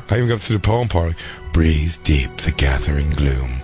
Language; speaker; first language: English; native; English